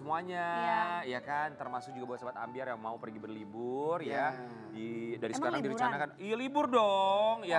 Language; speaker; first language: Indonesian; native; Indonesian